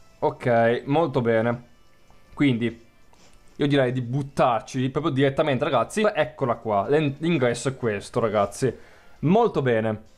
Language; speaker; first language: Italian; native; Italian